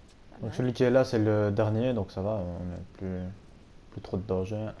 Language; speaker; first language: French; native; French